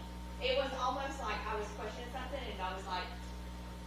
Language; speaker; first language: English; native; English